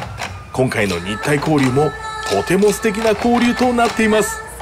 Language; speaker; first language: Japanese; native; Japanese